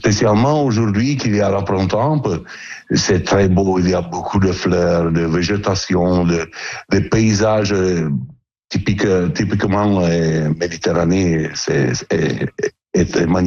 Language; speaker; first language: French; non-native, learner; Italian